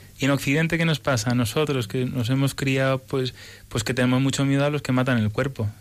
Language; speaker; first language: Spanish; early bilingual, other home language; English